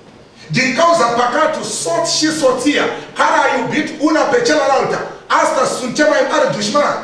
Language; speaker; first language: Romanian; non-native, learner; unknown